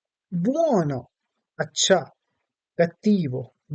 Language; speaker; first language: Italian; non-native, learner; Urdu